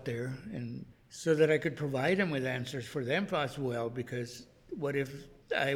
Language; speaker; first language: English; native; English